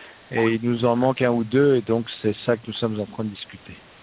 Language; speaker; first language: French; native; French